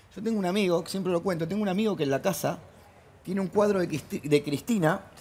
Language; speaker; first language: Spanish; native; Spanish